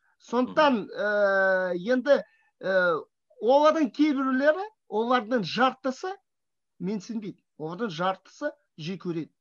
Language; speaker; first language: Kazakh; non-native, fluent; Russian